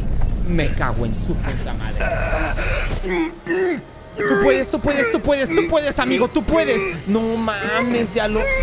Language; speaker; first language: Spanish; native; Spanish